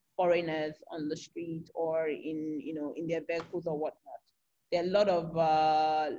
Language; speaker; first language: English; non-native, local second language; Yoruba